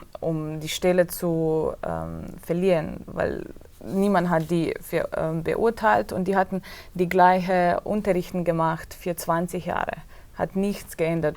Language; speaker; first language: German; non-native, fluent; Slovenian